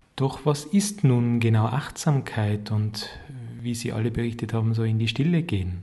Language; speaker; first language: German; native; German